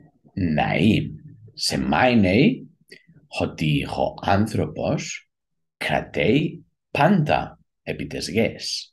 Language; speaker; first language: Greek; non-native, learner; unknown